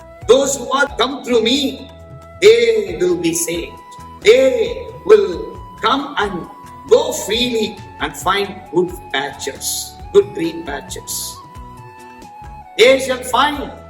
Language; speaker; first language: English; non-native, local second language; Tamil